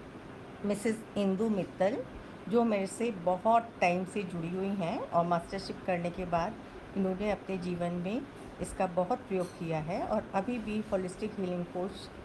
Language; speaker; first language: Hindi; native; Hindi